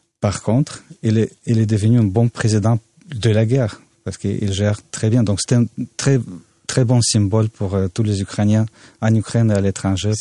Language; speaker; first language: French; non-native, fluent; Russian